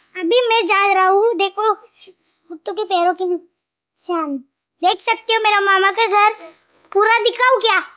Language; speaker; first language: Hindi; non-native, local second language; Marathi